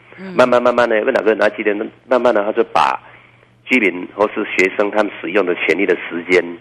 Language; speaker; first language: Chinese; native; Chinese